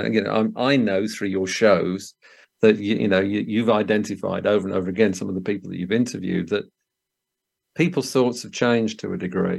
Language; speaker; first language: English; native; English